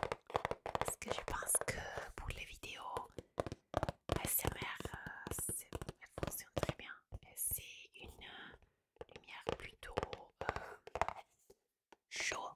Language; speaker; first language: French; non-native, fluent; Italian